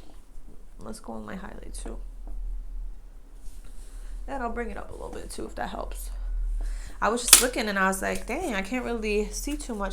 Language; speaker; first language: English; native; English